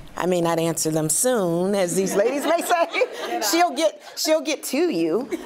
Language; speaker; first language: English; native; English